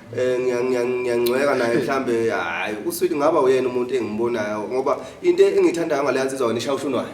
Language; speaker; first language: Zulu; native; Zulu